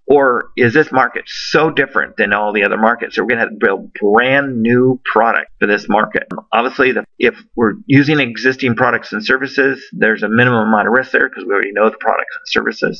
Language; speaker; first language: English; native; English